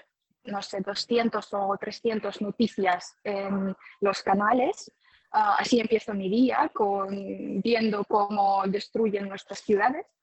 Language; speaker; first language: Spanish; non-native, fluent; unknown